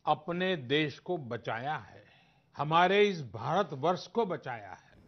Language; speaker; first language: Hindi; non-native, local second language; Gujarati